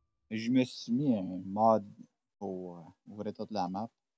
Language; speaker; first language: French; native; French